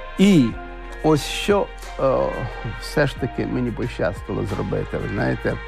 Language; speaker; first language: Ukrainian; non-native, local second language; Russian